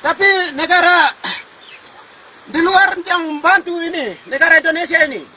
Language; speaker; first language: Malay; non-native, local second language; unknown